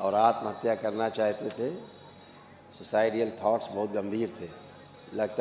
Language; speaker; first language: Hindi; native; Hindi